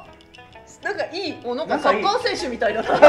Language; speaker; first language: Japanese; native; Japanese